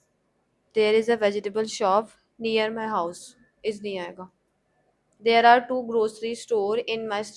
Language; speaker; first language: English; non-native, learner; Hindi